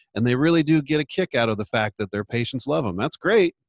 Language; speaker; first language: English; native; English